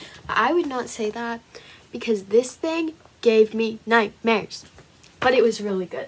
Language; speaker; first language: English; native; English